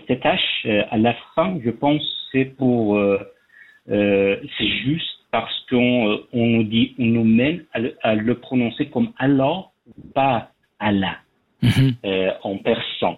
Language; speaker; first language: French; non-native, fluent; Persian